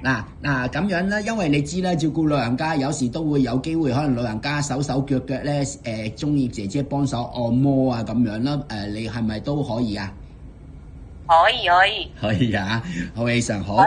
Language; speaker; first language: Cantonese; native; Cantonese